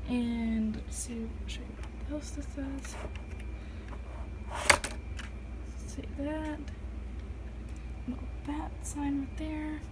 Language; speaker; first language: English; native; English